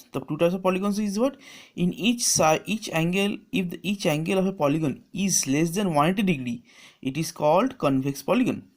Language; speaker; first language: English; non-native, local second language; Bangla